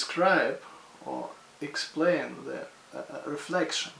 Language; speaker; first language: English; non-native, fluent; Russian